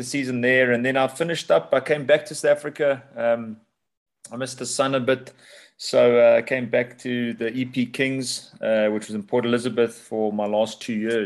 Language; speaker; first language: English; native; English